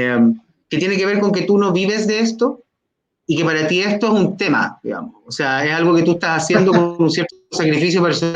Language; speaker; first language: Spanish; native; Spanish